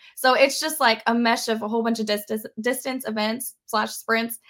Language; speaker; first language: English; native; English